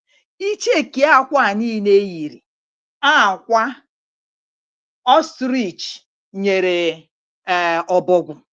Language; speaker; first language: Igbo; native; Igbo